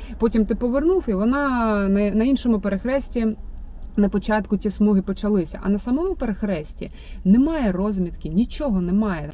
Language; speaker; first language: Ukrainian; non-native, local second language; Russian